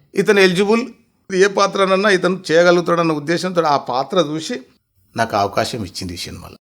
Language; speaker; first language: Telugu; native; Telugu